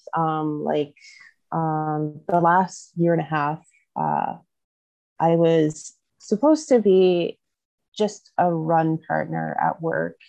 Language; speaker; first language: English; native; English